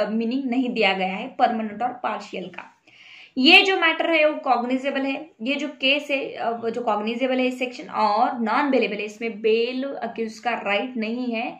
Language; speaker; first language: Hindi; non-native, local second language; Marathi